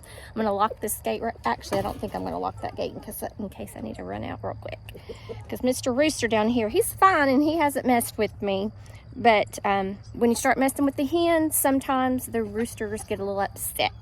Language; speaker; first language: English; native; English